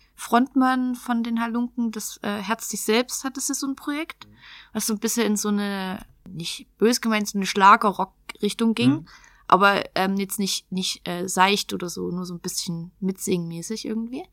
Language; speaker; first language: German; native; German